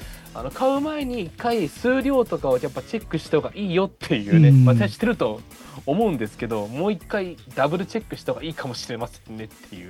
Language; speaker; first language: Japanese; native; Japanese